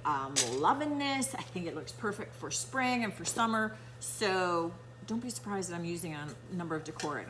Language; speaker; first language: English; native; English